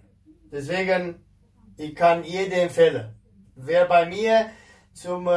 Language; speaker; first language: German; non-native, fluent; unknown